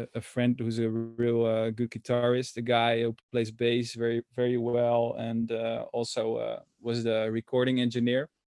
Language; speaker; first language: English; non-native, fluent; Dutch